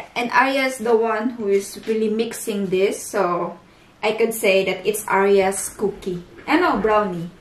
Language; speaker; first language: English; non-native, learner; Filipino